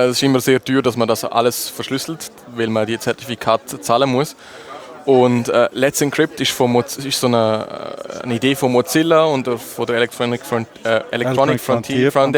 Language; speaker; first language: German; native; German